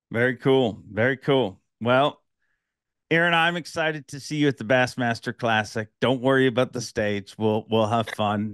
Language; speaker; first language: English; native; English